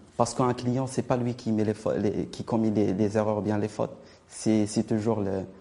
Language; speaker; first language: French; non-native, local second language; Arabic